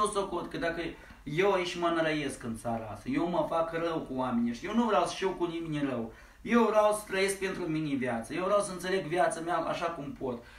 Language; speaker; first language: Romanian; native; Romanian